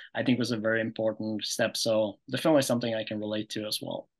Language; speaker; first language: English; non-native, fluent; Norwegian